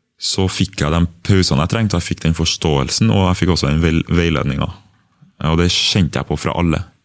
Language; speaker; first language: Norwegian; early bilingual, other home language; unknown